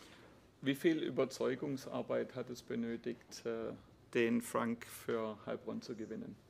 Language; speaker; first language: German; native; German